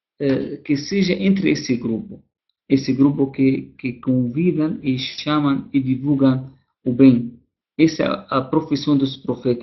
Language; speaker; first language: Portuguese; non-native, fluent; Arabic